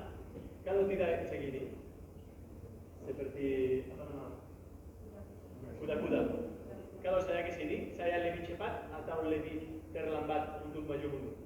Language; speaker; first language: Indonesian; non-native, learner; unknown